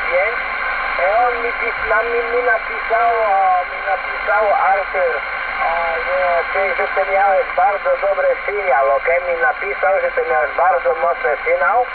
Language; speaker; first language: Polish; non-native, learner; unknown